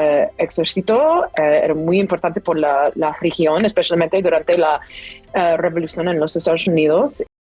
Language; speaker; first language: Spanish; non-native, fluent; English